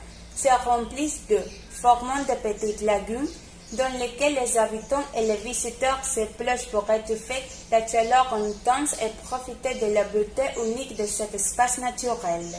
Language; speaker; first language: French; non-native, learner; Spanish